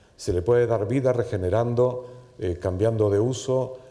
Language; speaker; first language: Spanish; native; Spanish